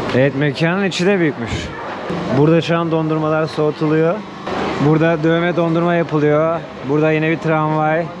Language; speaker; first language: Turkish; native; Turkish